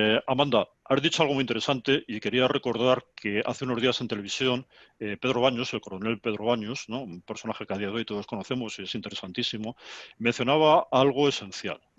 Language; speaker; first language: Spanish; native; Spanish